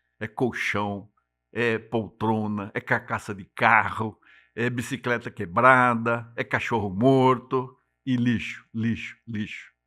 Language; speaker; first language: Portuguese; native; Portuguese